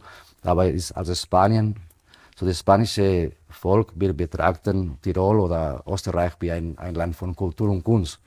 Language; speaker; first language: German; non-native, fluent; Spanish